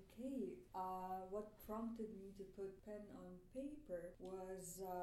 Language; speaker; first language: English; non-native, fluent; Arabic